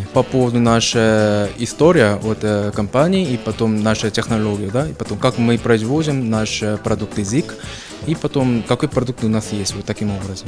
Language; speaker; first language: Russian; non-native, fluent; Korean